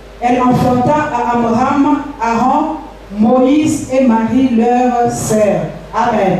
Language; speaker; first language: French; non-native, local second language; Lingala